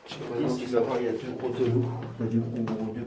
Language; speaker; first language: French; native; French